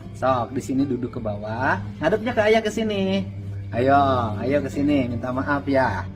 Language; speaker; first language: Indonesian; native; Indonesian